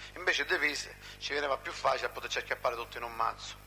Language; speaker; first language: Italian; non-native, local second language; Sicilian